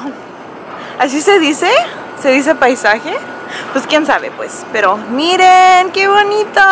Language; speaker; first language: Spanish; early bilingual, heritage; Spanish